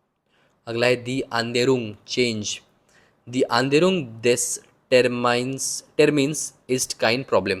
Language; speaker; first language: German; non-native, learner; Hindi